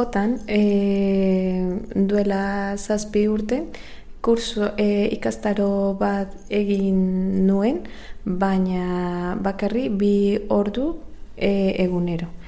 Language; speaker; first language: Basque; non-native, learner; Spanish